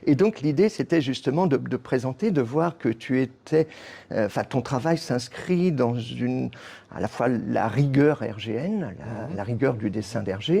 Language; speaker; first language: French; native; French